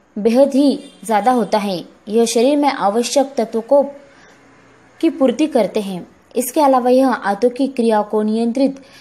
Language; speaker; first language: Hindi; non-native, local second language; Marathi